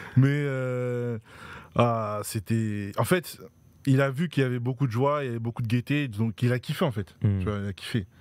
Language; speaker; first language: French; native; French